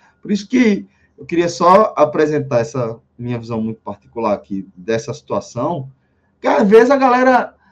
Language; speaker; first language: Portuguese; native; Portuguese